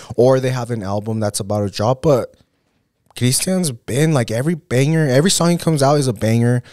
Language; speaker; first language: English; early bilingual, other home language; Spanish